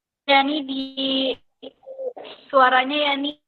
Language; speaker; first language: Indonesian; native; Indonesian